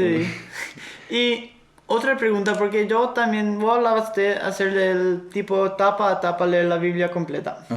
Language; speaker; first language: Spanish; non-native, fluent; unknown